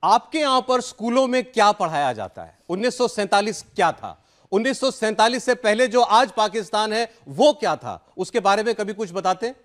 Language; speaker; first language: Hindi; native; Hindi